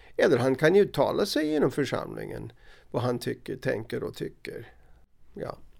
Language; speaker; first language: Swedish; non-native, fluent; English